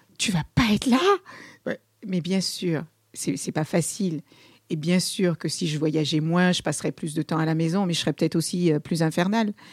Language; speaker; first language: French; early bilingual, other home language; Kabuverdianu